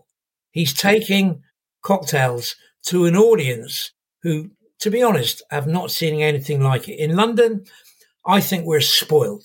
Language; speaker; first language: English; native; English